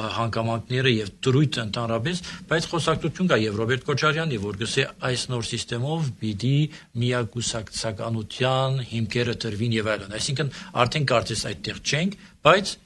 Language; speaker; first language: Armenian; early bilingual, heritage; Armenian